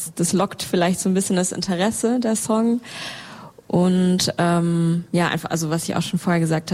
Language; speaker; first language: German; native; German